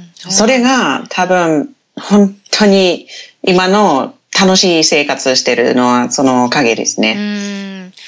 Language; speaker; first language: Japanese; non-native, fluent; English